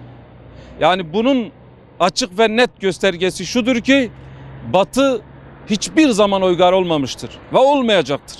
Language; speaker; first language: Turkish; non-native, local second language; Kurdish